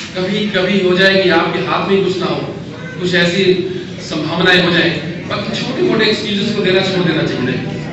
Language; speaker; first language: Hindi; native; Hindi